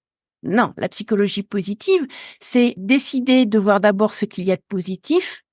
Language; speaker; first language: French; native; French